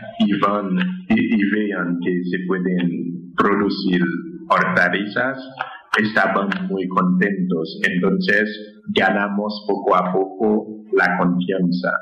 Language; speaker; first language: Spanish; non-native, fluent; Haitian Creole